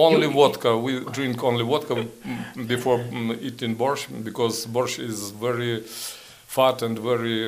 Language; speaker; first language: English; non-native, learner; Ukrainian